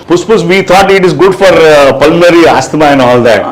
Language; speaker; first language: English; non-native, local second language; Telugu